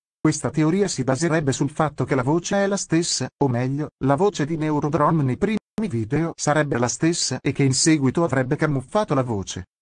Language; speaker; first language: Italian; native; Italian